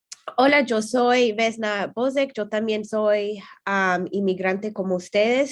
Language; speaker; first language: Spanish; non-native, fluent; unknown